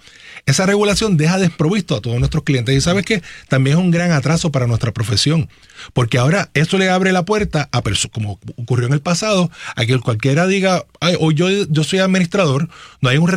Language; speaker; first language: Spanish; native; Spanish